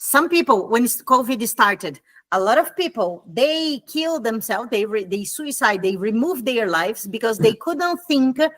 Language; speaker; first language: English; non-native, fluent; Italian